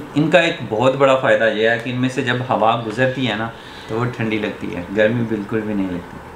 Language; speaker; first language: Urdu; non-native, local second language; Punjabi